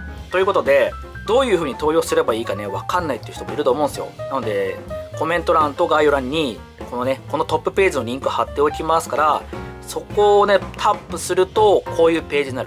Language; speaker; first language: Japanese; native; Japanese